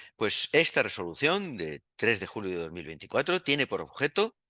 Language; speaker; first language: Spanish; native; Spanish